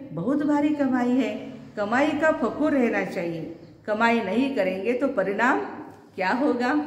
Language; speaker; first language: Hindi; non-native, local second language; Marathi